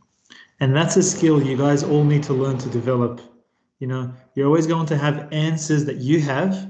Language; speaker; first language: English; native; English